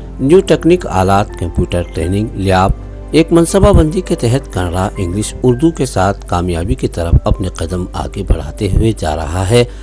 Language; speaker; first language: Urdu; native; Urdu